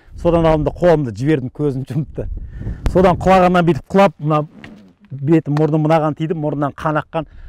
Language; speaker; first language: Kazakh; native; Kazakh